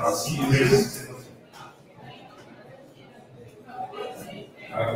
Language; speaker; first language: Portuguese; native; Portuguese